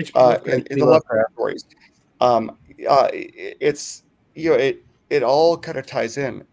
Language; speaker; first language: English; native; English